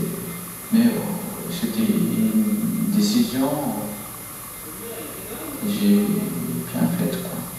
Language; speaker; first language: French; non-native, fluent; Korean